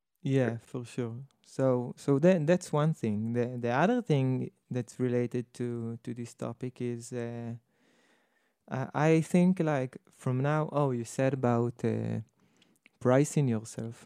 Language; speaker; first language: English; non-native, fluent; Hebrew